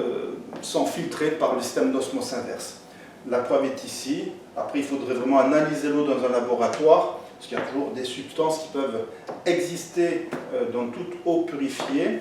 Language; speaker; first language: French; native; French